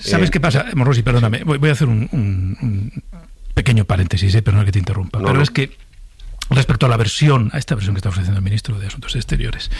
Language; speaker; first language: Spanish; native; Spanish